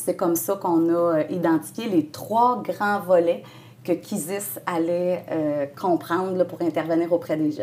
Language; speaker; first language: French; native; French